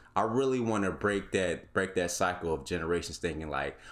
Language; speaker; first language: English; native; English